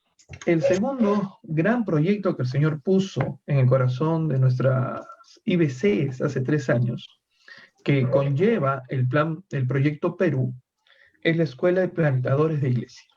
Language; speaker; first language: Spanish; native; Spanish